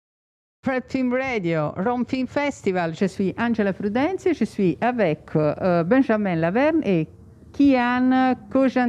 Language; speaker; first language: French; non-native, fluent; Italian